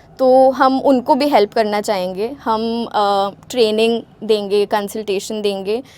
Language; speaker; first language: Hindi; non-native, local second language; Gujarati